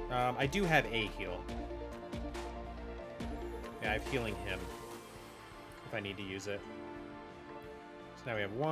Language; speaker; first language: English; native; English